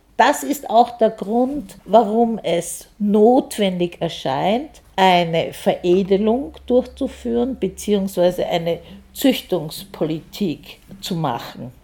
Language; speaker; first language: German; native; German